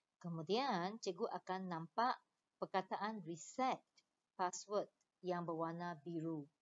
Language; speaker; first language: Malay; non-native, local second language; Chinese